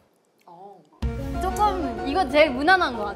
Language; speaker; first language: Korean; non-native, fluent; Burmese